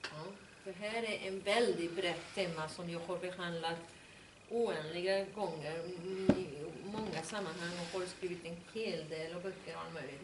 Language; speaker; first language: Swedish; non-native, fluent; Spanish